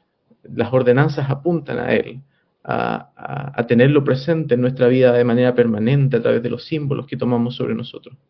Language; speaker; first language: Spanish; native; Spanish